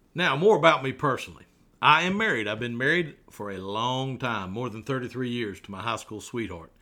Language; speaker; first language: English; native; English